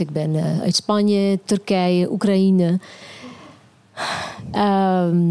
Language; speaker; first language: Dutch; non-native, local second language; Papiamento